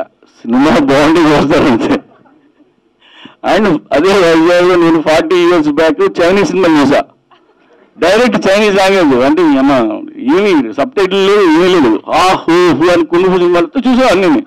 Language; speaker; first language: Telugu; native; Telugu